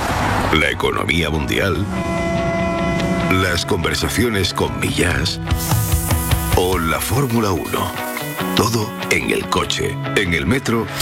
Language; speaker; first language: Spanish; native; Spanish